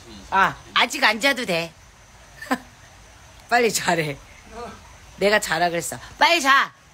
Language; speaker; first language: Korean; non-native, fluent; English